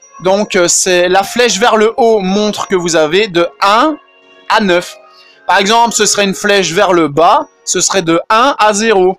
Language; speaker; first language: French; native; French